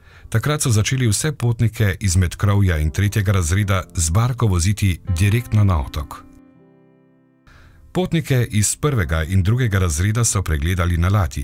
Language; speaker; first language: Slovenian; native; Slovenian